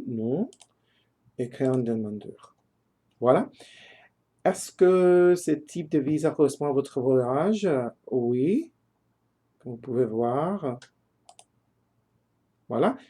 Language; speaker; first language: French; non-native, learner; English